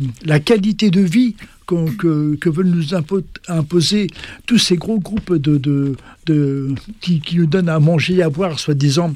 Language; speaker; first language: French; native; French